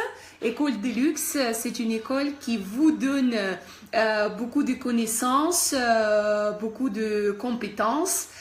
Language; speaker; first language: French; non-native, fluent; Russian